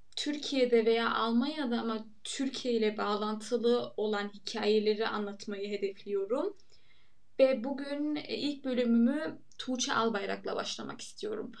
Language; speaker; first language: Turkish; early bilingual, heritage; Turkish